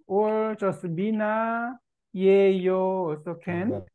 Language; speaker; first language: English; non-native, learner; Korean